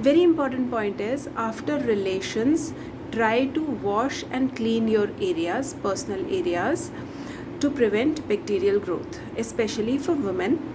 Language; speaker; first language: English; non-native, local second language; Punjabi